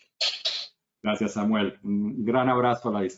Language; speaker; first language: Spanish; native; Spanish